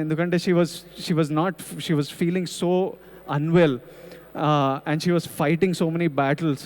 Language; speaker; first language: Telugu; native; Telugu